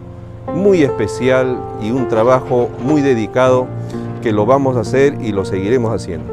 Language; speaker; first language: Spanish; native; Spanish